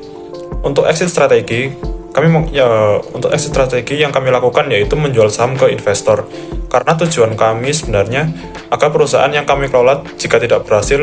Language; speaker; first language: Indonesian; native; Indonesian